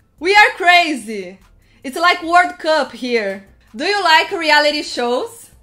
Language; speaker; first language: English; non-native, fluent; Portuguese